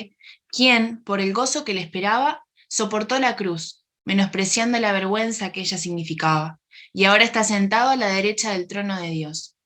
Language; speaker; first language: Spanish; native; Spanish